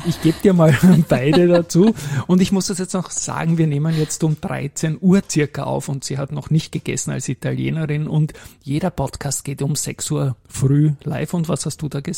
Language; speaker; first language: German; native; German